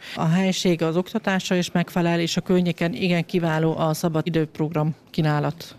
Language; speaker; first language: Hungarian; native; Hungarian